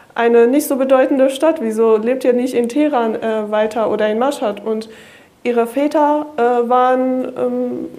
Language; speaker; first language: German; non-native, fluent; Kurdish